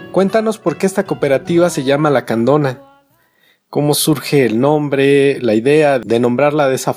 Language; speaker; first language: Spanish; native; Spanish